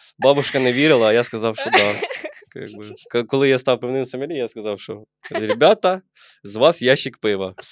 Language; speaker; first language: Ukrainian; non-native, local second language; Russian